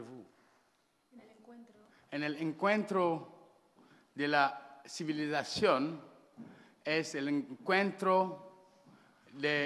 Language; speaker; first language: Spanish; non-native, learner; Wolof